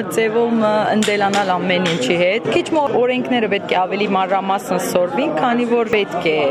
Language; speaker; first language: Armenian; early bilingual, heritage; Armenian